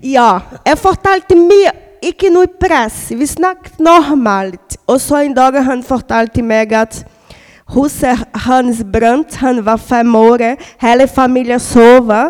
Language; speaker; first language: Norwegian; non-native, learner; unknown